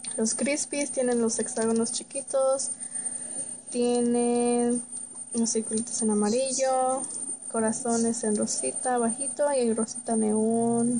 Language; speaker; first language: Spanish; early bilingual, heritage; Spanish